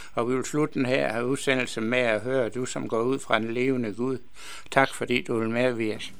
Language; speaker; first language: Danish; native; Danish